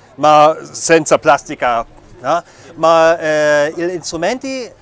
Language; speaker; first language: Italian; non-native, learner; German